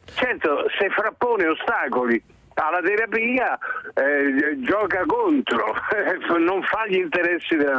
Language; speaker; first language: Italian; native; Italian